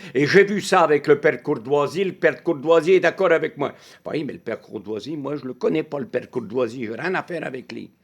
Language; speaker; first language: French; native; French